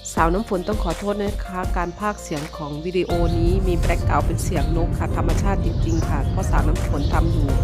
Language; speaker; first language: Thai; non-native, local second language; Lao